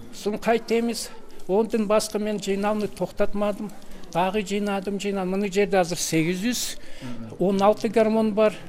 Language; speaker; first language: Kazakh; non-native, local second language; Russian